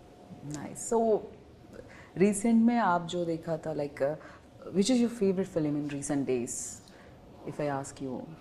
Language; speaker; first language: Hindi; non-native, local second language; Telugu